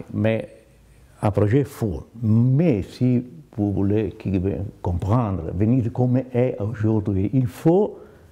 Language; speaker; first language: French; non-native, fluent; Italian